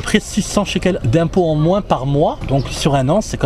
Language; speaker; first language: French; native; French